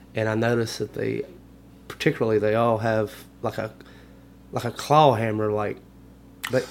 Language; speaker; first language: English; native; English